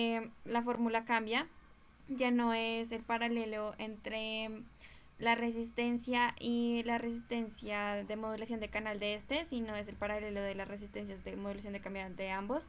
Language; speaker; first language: Spanish; native; Spanish